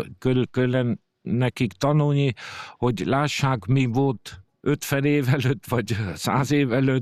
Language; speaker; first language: Hungarian; early bilingual, heritage; Hungarian